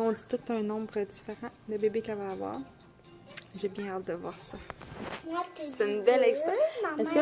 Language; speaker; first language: French; native; French